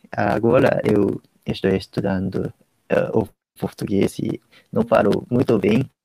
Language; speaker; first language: Portuguese; non-native, fluent; Japanese